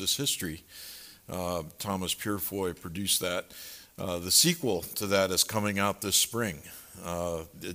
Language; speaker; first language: English; native; English